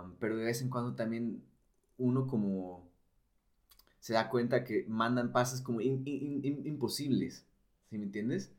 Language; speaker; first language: Spanish; non-native, fluent; German